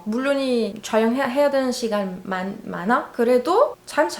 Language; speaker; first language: Korean; non-native, fluent; Arabic